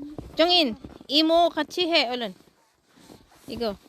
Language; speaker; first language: Korean; non-native, fluent; Filipino